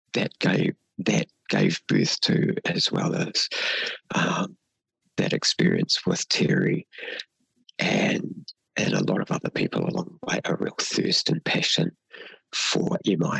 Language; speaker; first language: English; non-native, local second language; Māori